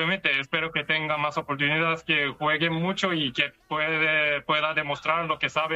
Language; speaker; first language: Spanish; non-native, fluent; Korean